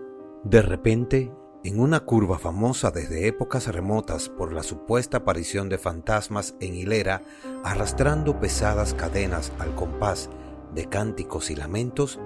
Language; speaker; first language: Spanish; native; Spanish